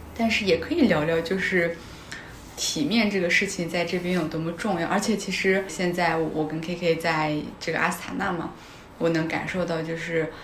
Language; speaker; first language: Chinese; non-native, local second language; Kazakh